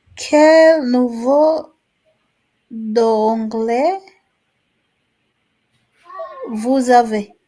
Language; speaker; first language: French; non-native, learner; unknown